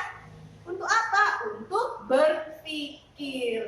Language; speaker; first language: Indonesian; native; Indonesian